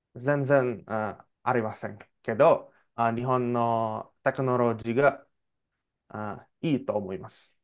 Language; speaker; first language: Japanese; non-native, fluent; Indonesian